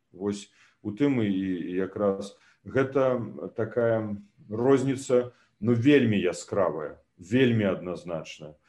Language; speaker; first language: Belarusian; native; Belarusian